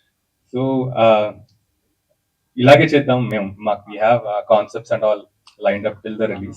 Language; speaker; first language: Telugu; native; Telugu